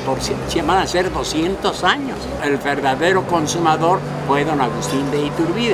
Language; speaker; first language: Spanish; native; Spanish